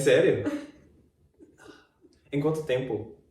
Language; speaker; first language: Portuguese; non-native, fluent; English